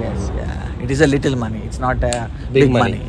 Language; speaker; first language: English; non-native, local second language; Telugu